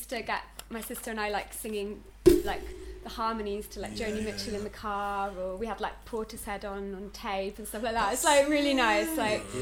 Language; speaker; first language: English; native; English